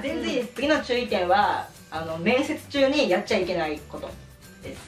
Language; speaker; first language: Japanese; native; Japanese